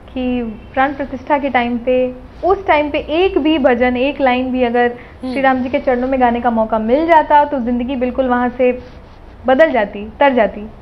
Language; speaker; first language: Hindi; native; Hindi